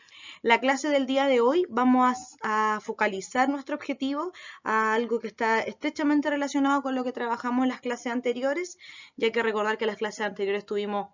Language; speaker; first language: Spanish; native; Spanish